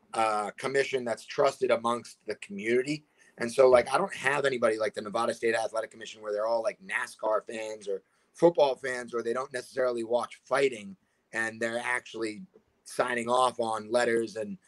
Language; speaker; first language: English; native; English